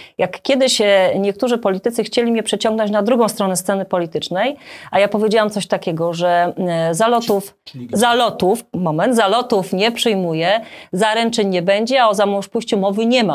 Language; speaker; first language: Polish; native; Polish